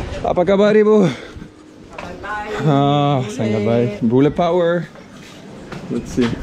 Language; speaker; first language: Indonesian; non-native, learner; English